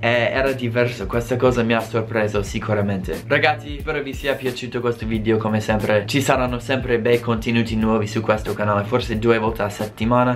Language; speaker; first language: Italian; non-native, fluent; English